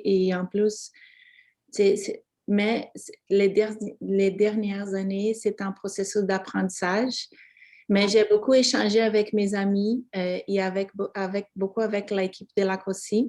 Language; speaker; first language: French; non-native, fluent; Portuguese